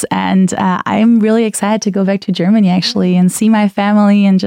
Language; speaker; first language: English; non-native, fluent; German